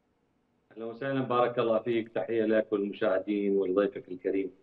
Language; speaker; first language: Arabic; native; Arabic